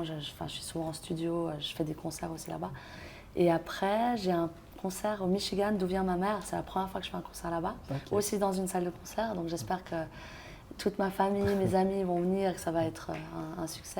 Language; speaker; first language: French; native; French